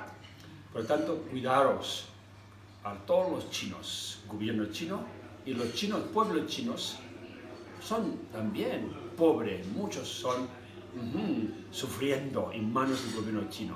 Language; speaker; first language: Spanish; non-native, learner; Tibetan